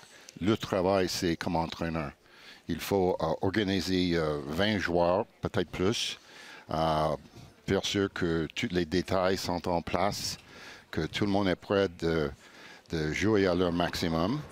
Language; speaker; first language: French; non-native, fluent; English